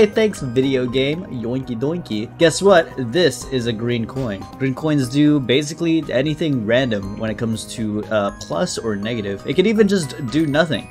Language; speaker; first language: English; native; English